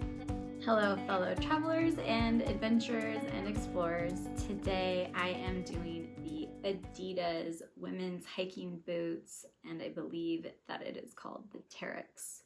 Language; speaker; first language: English; native; English